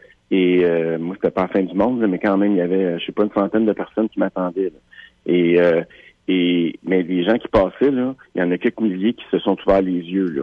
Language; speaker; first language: French; native; French